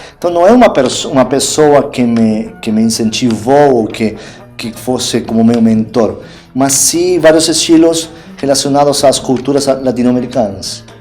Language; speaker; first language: Portuguese; non-native, fluent; Spanish